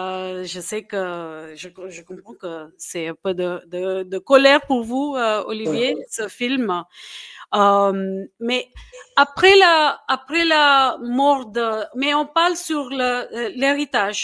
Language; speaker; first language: French; non-native, fluent; English